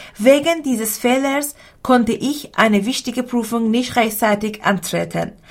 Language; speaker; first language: German; non-native, fluent; Persian